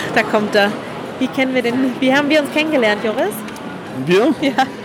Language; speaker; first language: German; non-native, fluent; Catalan